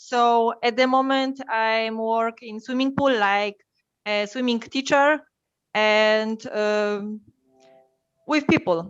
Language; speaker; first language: English; non-native, learner; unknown